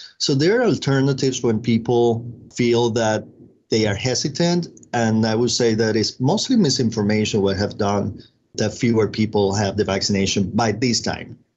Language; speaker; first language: English; non-native, fluent; Spanish